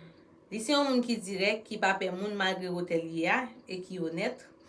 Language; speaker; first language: French; non-native, learner; Haitian Creole